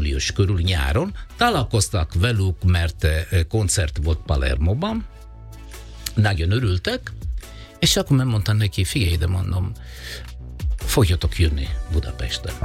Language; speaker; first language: Hungarian; non-native, learner; Italian